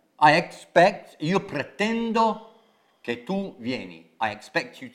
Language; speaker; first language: Italian; non-native, fluent; English